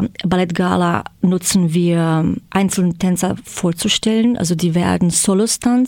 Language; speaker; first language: German; non-native, fluent; Croatian